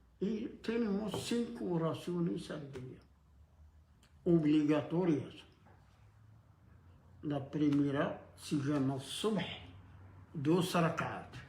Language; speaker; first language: Spanish; non-native, fluent; Arabic